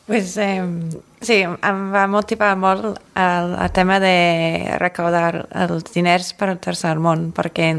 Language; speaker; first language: Catalan; non-native, learner; English